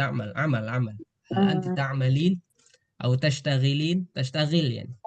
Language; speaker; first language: Arabic; non-native, fluent; Indonesian